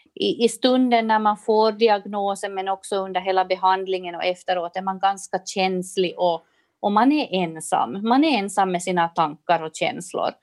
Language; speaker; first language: Swedish; native; Swedish